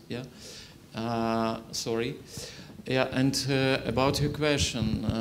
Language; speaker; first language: English; non-native, learner; Ukrainian